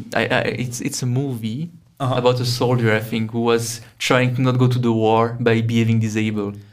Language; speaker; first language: English; non-native, fluent; French